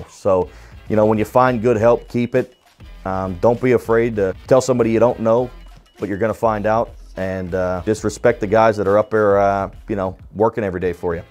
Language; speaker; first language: English; native; English